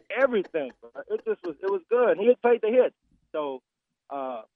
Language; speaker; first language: English; native; English